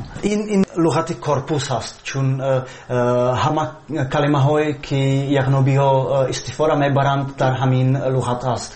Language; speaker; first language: Persian; non-native, fluent; Czech